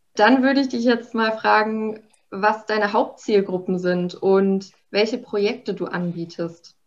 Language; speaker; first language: German; native; German